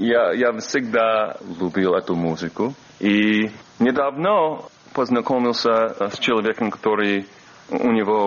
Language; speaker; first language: Russian; non-native, learner; English